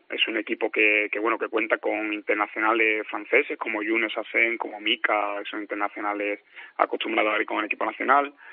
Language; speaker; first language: Spanish; native; Spanish